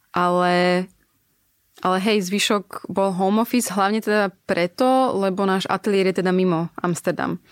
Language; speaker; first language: Slovak; native; Slovak